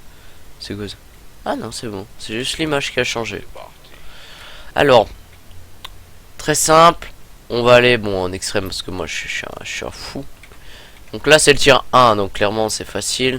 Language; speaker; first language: French; native; French